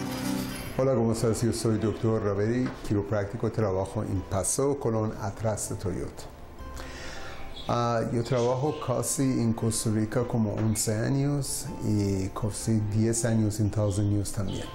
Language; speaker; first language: Spanish; non-native, learner; Persian